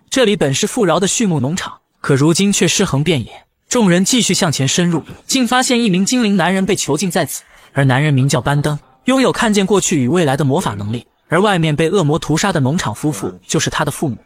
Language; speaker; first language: Chinese; native; Chinese